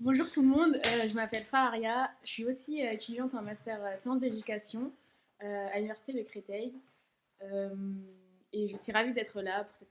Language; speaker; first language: French; native; French